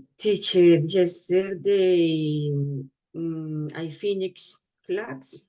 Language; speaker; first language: English; non-native, learner; Spanish